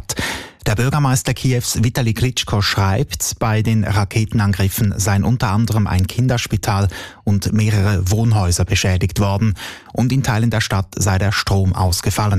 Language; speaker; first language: German; native; German